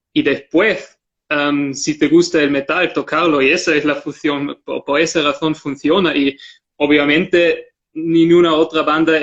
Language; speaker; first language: Spanish; non-native, fluent; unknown